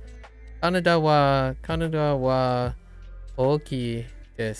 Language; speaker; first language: Japanese; non-native, learner; English